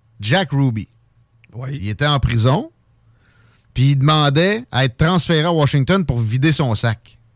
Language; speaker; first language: French; native; French